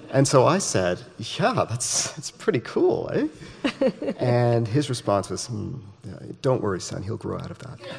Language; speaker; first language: English; native; English